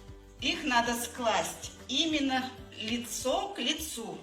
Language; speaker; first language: Russian; native; Russian